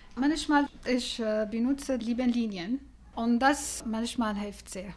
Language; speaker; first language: German; non-native, learner; Arabic